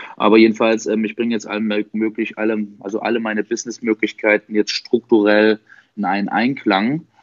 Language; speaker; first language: German; native; German